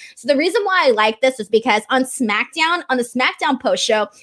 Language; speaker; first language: English; native; English